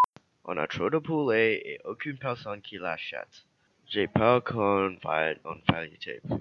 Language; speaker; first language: French; non-native, learner; English